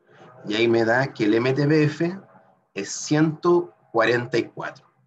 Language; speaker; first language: Spanish; native; Spanish